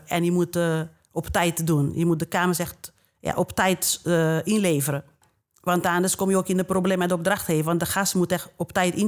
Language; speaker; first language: Dutch; non-native, fluent; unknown